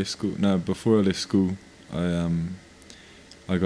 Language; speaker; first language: English; non-native, local second language; Māori